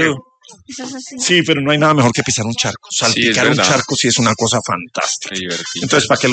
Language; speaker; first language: Spanish; native; Spanish